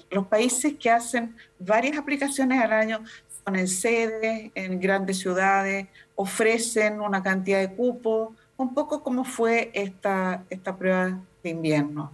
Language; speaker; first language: Spanish; native; Spanish